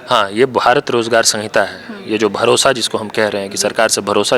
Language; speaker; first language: Hindi; native; Hindi